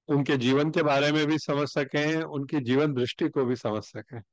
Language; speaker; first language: Hindi; native; Hindi